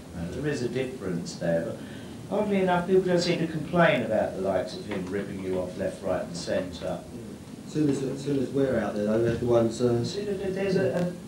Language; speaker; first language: English; native; English